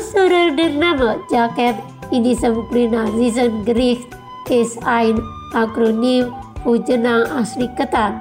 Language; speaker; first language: German; non-native, fluent; Indonesian